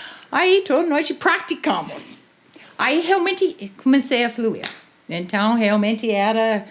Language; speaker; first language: Portuguese; non-native, fluent; English